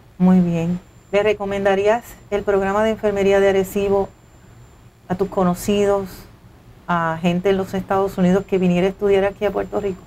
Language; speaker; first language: Spanish; native; Spanish